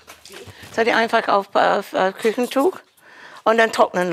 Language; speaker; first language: German; non-native, fluent; English